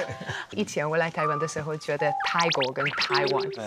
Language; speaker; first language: Chinese; non-native, fluent; Hungarian